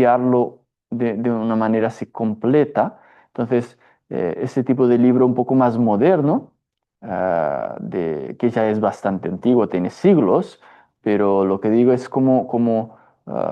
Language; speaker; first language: Spanish; non-native, fluent; Portuguese